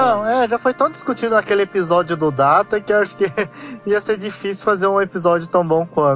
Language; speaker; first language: Portuguese; native; Portuguese